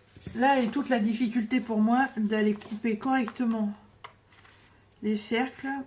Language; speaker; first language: French; native; French